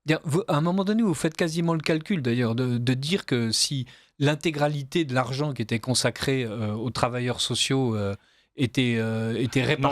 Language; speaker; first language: French; native; French